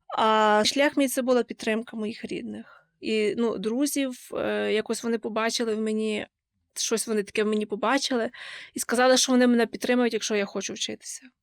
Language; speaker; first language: Ukrainian; native; Ukrainian